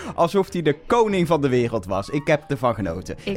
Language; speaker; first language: Dutch; native; Dutch